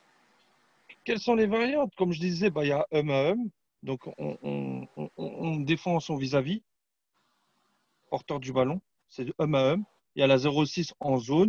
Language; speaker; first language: French; non-native, fluent; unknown